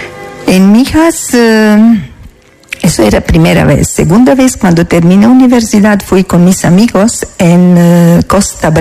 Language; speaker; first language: Spanish; non-native, learner; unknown